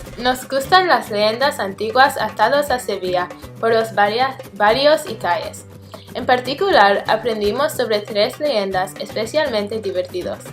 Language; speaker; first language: Spanish; non-native, learner; English